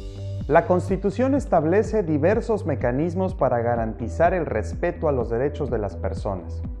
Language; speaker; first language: Spanish; native; Spanish